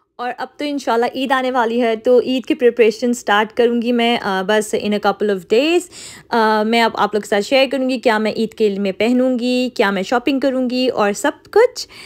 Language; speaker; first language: Urdu; native; Urdu